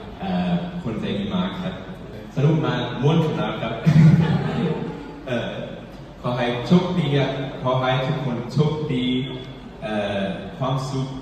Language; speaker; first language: Thai; non-native, learner; German